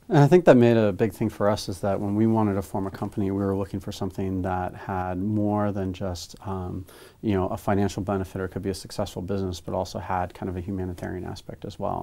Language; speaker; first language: English; native; English